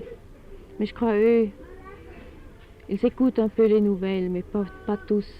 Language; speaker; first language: French; non-native, fluent; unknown